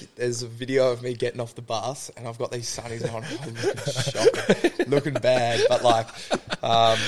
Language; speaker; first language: English; native; English